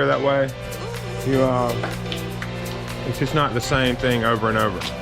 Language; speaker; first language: English; native; English